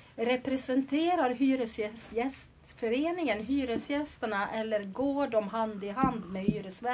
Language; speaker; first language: Swedish; native; Swedish